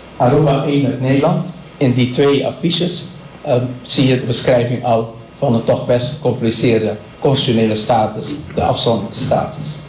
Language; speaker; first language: Dutch; non-native, local second language; Papiamento